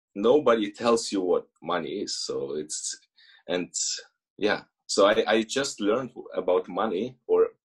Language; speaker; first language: English; early bilingual, other home language; Russian